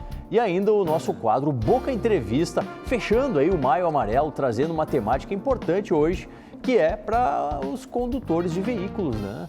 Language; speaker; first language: Portuguese; native; Portuguese